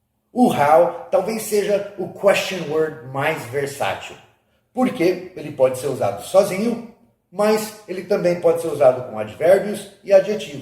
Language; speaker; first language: Portuguese; non-native, fluent; English